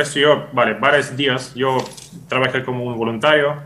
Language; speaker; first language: Spanish; non-native, fluent; Ukrainian